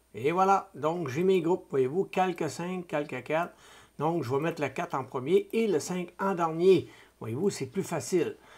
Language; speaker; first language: French; native; French